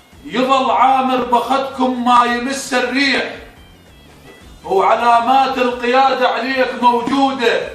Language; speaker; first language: Arabic; native; Arabic